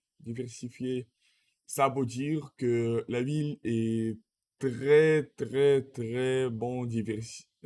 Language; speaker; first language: French; non-native, learner; Russian